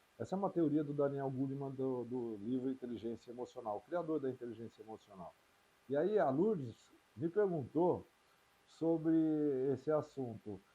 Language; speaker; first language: Portuguese; native; Portuguese